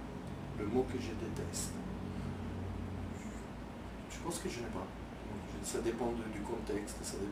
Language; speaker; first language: French; non-native, fluent; Italian